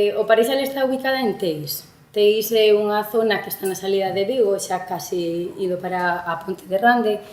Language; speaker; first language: Galician; non-native, local second language; Spanish